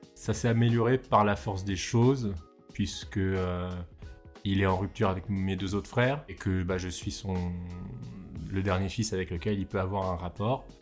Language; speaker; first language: French; native; French